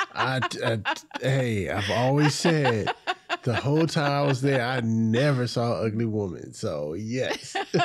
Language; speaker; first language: English; native; English